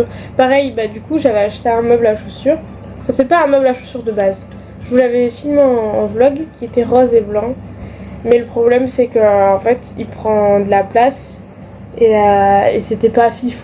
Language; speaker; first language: French; native; French